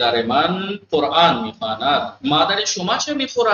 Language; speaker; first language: Persian; non-native, fluent; Urdu